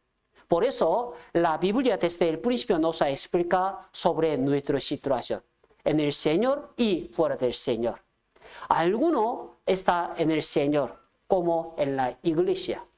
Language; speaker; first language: Spanish; non-native, fluent; Korean